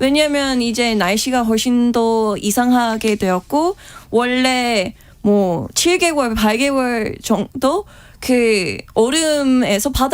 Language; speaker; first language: Korean; non-native, fluent; English